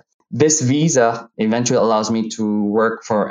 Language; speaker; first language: English; non-native, local second language; Hiligaynon